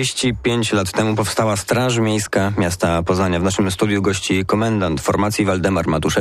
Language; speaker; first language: Polish; native; Polish